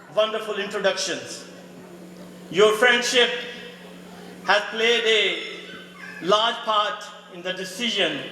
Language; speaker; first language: English; non-native, local second language; Punjabi